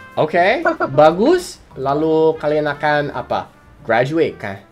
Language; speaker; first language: Indonesian; non-native, learner; English